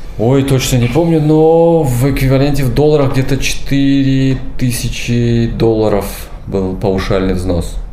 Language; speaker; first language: Russian; non-native, local second language; Tajik